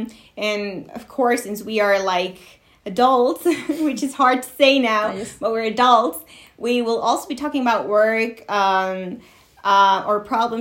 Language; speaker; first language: English; non-native, fluent; Spanish